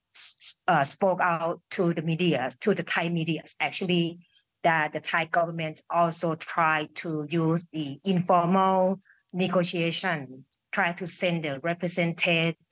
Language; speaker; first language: English; non-native, fluent; Thai